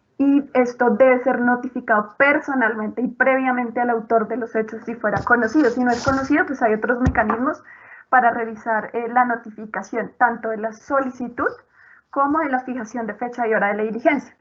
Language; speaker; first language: Spanish; native; Spanish